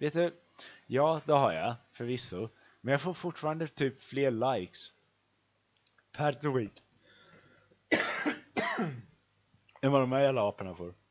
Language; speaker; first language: Swedish; native; Swedish